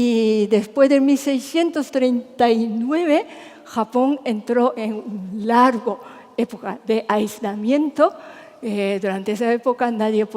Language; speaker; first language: Spanish; non-native, fluent; Japanese